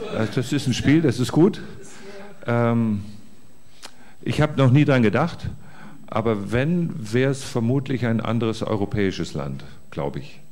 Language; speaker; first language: German; native; German